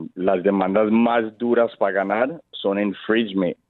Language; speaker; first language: Spanish; early bilingual, heritage; Spanish